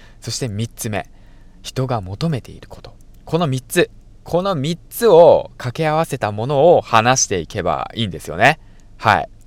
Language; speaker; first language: Japanese; native; Japanese